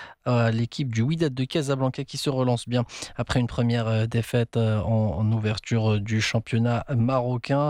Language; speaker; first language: French; non-native, local second language; Arabic